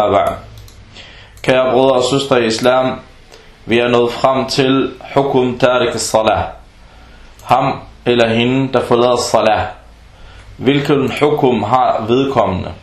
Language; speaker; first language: Danish; non-native, local second language; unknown